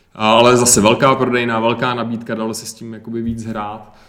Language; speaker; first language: Czech; native; Czech